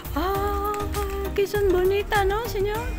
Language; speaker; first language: Spanish; non-native, learner; Filipino